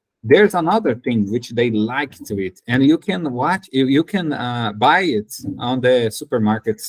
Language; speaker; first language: English; non-native, learner; Portuguese